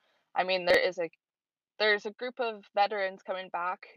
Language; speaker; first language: English; native; English